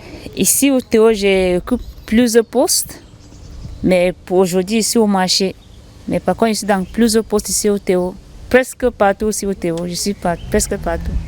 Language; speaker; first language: French; non-native, learner; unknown